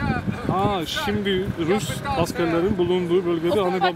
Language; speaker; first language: Turkish; native; Turkish